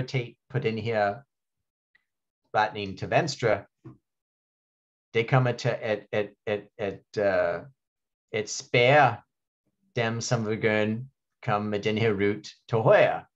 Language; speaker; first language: Danish; non-native, fluent; English